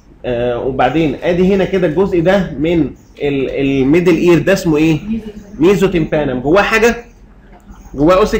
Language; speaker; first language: Arabic; native; Arabic